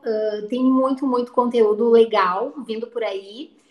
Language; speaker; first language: Portuguese; native; Portuguese